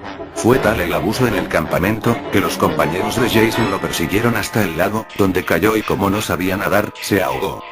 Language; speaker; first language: Spanish; native; Spanish